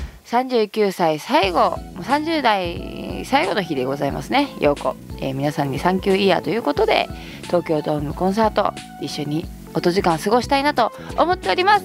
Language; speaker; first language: Japanese; native; Japanese